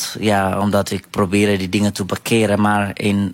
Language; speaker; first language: Dutch; non-native, fluent; Arabic